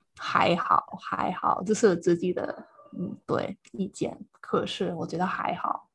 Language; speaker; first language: Chinese; non-native, fluent; English